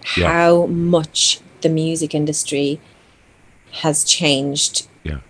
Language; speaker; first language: English; non-native, fluent; Greek